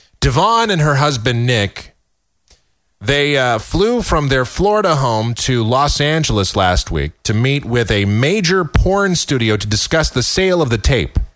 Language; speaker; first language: English; native; English